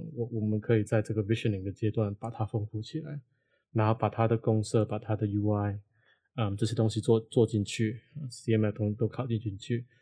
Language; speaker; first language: Chinese; non-native, local second language; Cantonese